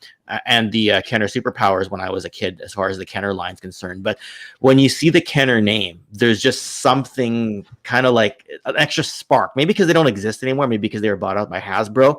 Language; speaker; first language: English; native; English